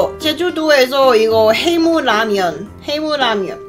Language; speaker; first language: Korean; non-native, learner; Cantonese